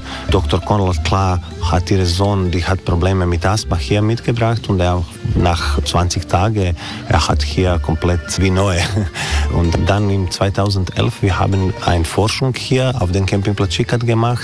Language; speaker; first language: German; non-native, learner; Croatian